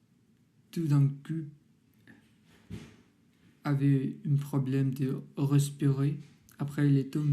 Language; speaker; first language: French; non-native, learner; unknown